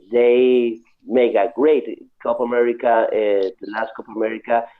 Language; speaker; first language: English; non-native, learner; Spanish